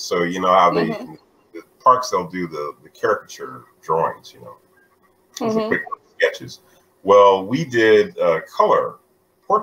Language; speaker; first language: English; native; English